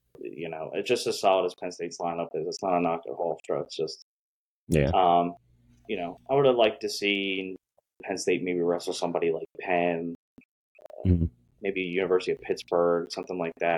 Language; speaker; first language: English; native; English